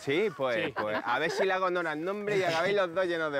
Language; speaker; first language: Spanish; native; Spanish